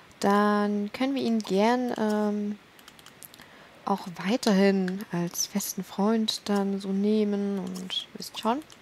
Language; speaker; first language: German; native; German